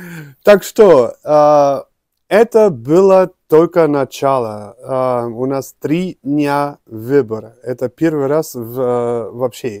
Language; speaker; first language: Russian; non-native, learner; German